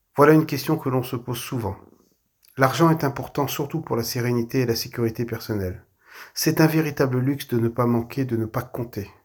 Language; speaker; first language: French; native; French